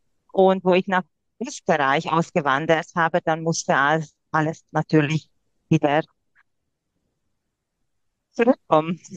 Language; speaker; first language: German; non-native, local second language; Hungarian